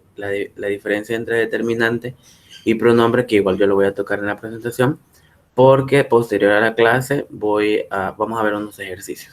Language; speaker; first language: Spanish; native; Spanish